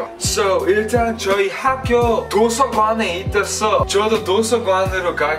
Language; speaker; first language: Korean; early bilingual, heritage; Korean